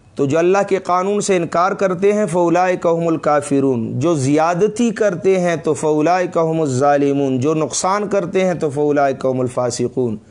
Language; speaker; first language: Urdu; non-native, local second language; Pashto